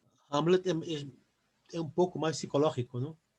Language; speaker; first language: Spanish; non-native, fluent; Portuguese